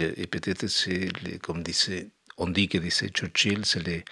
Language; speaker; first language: French; non-native, fluent; Spanish